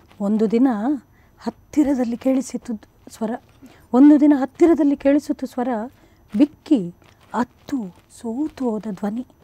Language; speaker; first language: Kannada; non-native, local second language; Konkani